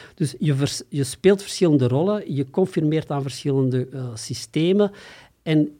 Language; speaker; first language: Dutch; native; Dutch